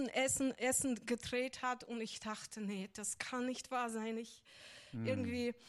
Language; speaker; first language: German; non-native, fluent; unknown